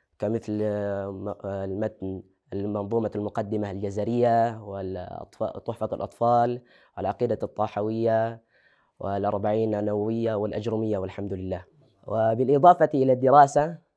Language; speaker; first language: Arabic; non-native, learner; Indonesian